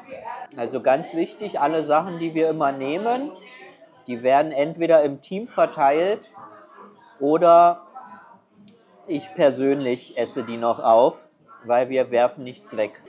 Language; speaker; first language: German; non-native, fluent; Chinese